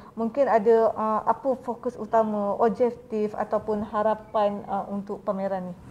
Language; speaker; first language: Malay; native; Malay